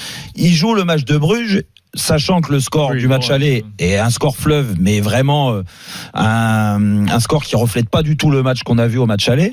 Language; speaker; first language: French; native; French